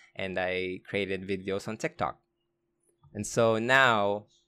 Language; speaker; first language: English; non-native, local second language; Filipino